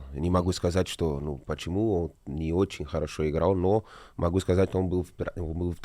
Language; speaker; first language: Russian; non-native, learner; Portuguese